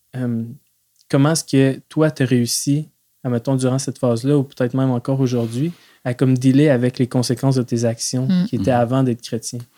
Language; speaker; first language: French; native; French